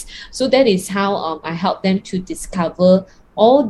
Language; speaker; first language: English; non-native, local second language; Cantonese